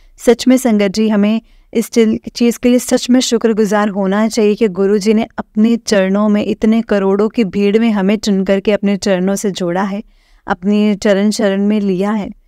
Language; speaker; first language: Hindi; native; Hindi